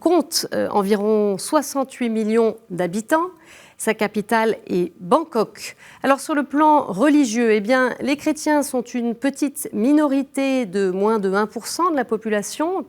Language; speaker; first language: French; native; French